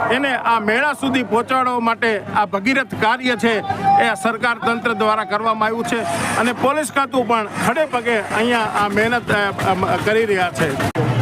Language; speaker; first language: Gujarati; native; Gujarati